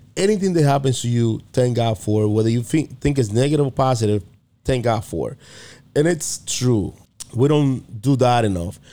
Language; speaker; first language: English; non-native, fluent; Spanish